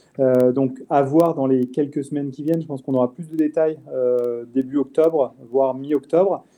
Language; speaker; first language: French; native; French